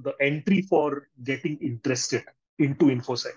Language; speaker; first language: English; non-native, local second language; Marathi